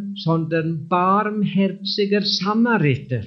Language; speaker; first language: German; non-native, fluent; English